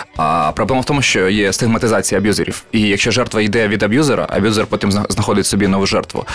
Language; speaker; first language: Ukrainian; non-native, local second language; Russian